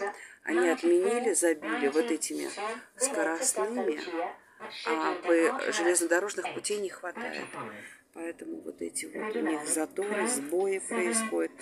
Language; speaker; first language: Russian; native; Russian